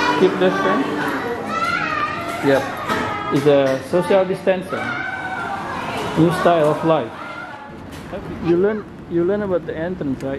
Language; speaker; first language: English; non-native, fluent; Indonesian